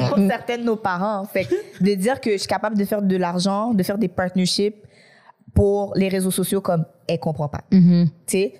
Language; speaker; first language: French; native; French